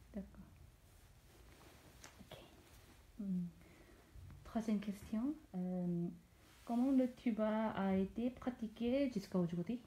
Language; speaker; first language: French; non-native, learner; Korean